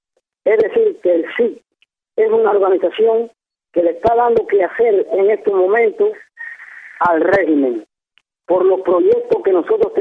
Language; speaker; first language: Spanish; native; Spanish